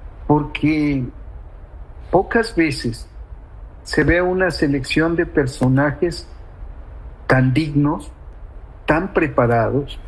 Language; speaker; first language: Spanish; native; Spanish